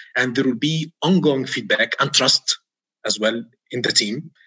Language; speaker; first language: English; non-native, fluent; Arabic